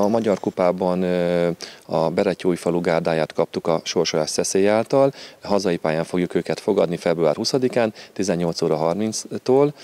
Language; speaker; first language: Hungarian; native; Hungarian